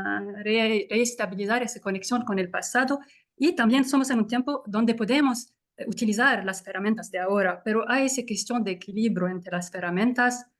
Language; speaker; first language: Spanish; non-native, fluent; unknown